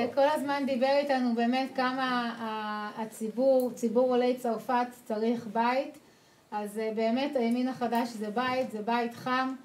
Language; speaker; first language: Hebrew; native; Hebrew